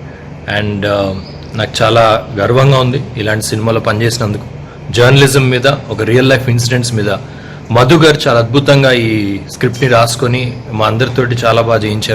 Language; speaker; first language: Telugu; native; Telugu